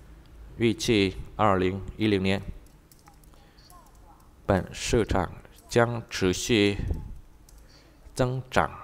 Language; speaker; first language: Chinese; non-native, fluent; Vietnamese